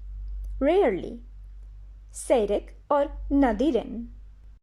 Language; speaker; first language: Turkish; non-native, fluent; Bangla